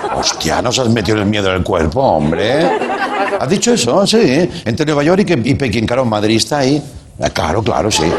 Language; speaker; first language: Spanish; native; Spanish